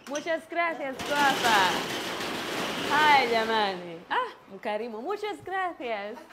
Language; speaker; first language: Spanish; non-native, learner; Swahili